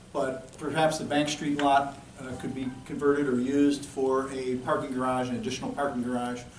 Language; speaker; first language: English; native; English